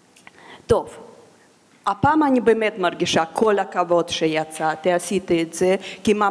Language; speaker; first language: Hebrew; non-native, fluent; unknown